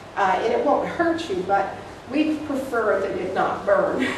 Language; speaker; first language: English; native; English